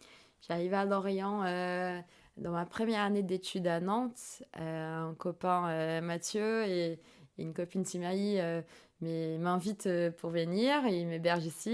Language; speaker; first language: French; non-native, fluent; Portuguese